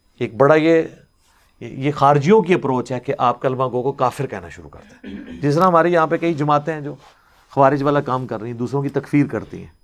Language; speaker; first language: Urdu; non-native, local second language; Punjabi